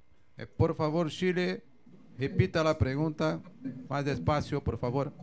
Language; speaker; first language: Spanish; non-native, fluent; Portuguese